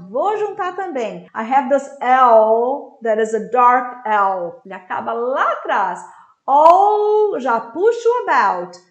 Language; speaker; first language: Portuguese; native; Portuguese